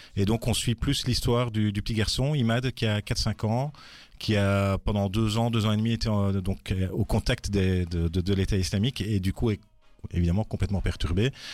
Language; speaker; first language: French; native; French